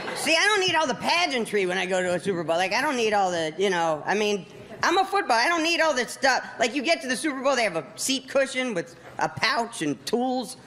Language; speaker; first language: English; native; English